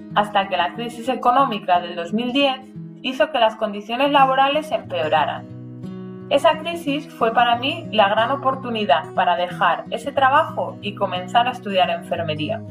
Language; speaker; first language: Spanish; native; Spanish